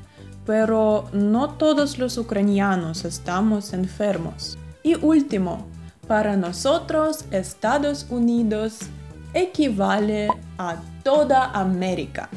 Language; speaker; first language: Spanish; non-native, fluent; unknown